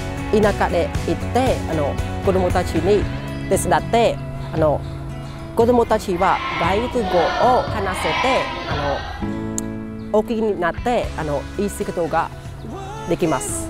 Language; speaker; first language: Japanese; non-native, learner; Khmer